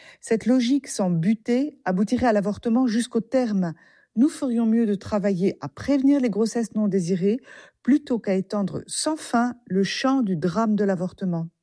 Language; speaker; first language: French; native; French